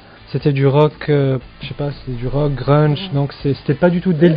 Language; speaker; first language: French; non-native, local second language; Arabic